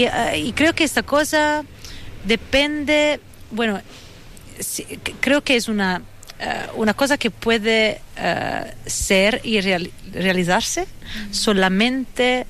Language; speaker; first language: Spanish; non-native, fluent; Italian